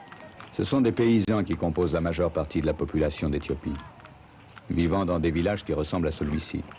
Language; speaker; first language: French; native; French